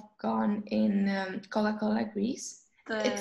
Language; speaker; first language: English; non-native, fluent; Greek